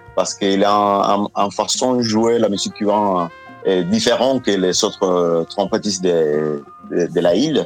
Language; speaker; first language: French; non-native, fluent; Spanish